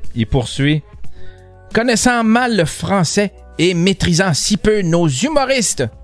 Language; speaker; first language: French; native; French